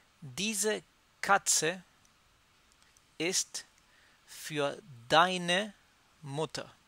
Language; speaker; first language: German; non-native, learner; Spanish